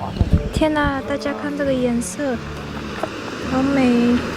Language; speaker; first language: Chinese; non-native, fluent; Mongolian